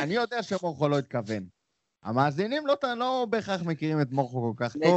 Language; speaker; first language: Hebrew; native; Hebrew